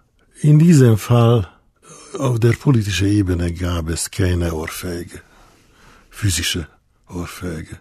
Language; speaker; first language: German; non-native, fluent; Hungarian